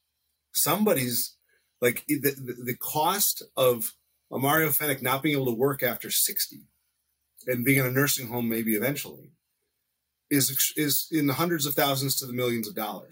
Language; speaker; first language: English; native; English